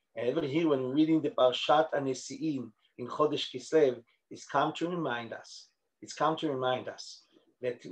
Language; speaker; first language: English; non-native, fluent; Hebrew